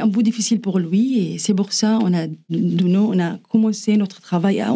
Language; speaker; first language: French; non-native, learner; Arabic